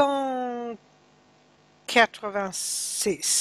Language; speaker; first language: French; non-native, learner; English